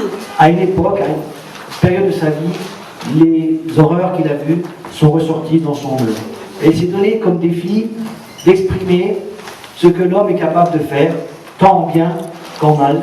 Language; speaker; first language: French; native; French